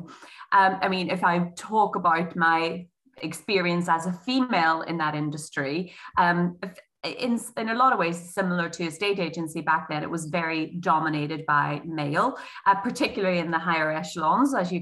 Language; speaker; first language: English; native; English